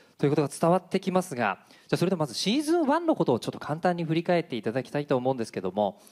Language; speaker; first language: Japanese; native; Japanese